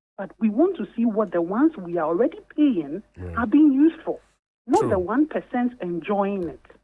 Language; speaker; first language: English; non-native, local second language; Akan